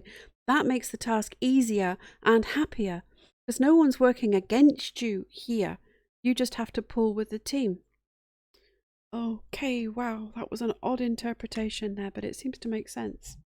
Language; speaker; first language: English; native; English